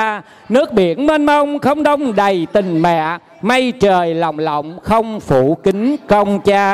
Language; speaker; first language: Vietnamese; native; Vietnamese